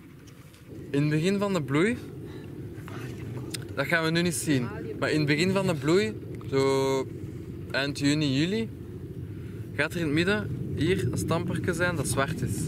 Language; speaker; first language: Dutch; native; Dutch